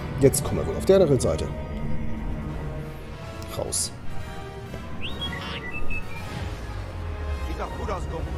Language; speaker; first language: German; native; German